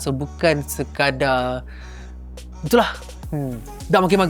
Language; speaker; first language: Malay; native; Malay